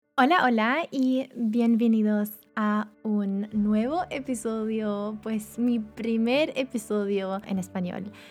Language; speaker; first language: Spanish; non-native, fluent; German